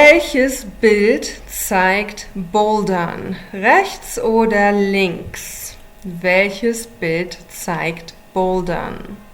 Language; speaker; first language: German; non-native, fluent; English